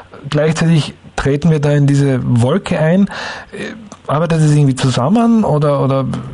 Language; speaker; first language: German; native; German